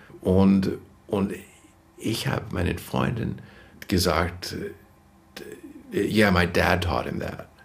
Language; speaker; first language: German; non-native, fluent; English